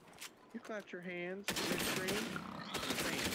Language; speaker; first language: English; native; English